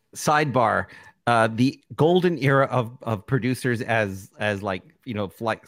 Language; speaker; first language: English; native; English